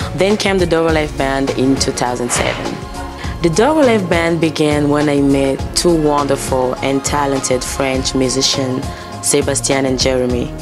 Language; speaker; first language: English; early bilingual, other home language; Lingala